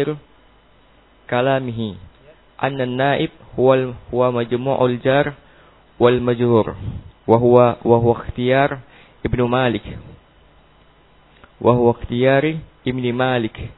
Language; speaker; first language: Arabic; non-native, learner; Indonesian